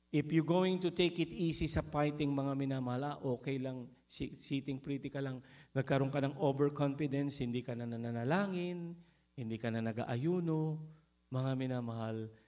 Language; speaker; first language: Filipino; native; Filipino